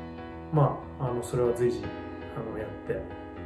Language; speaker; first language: Japanese; native; Japanese